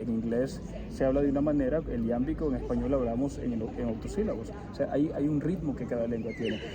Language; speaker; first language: Spanish; early bilingual, heritage; Spanish